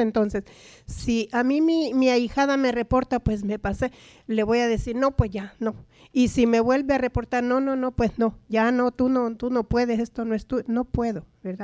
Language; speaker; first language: Spanish; native; Spanish